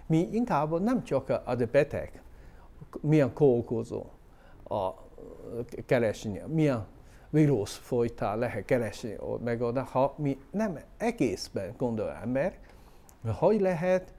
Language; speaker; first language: Hungarian; non-native, learner; Chinese